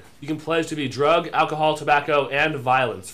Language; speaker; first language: English; native; English